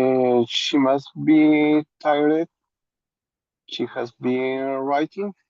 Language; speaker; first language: English; non-native, learner; Spanish